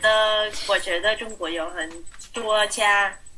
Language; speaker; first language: Chinese; non-native, fluent; Vietnamese